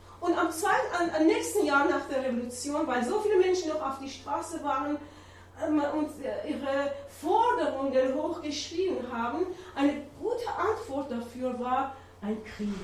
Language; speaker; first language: German; non-native, learner; Persian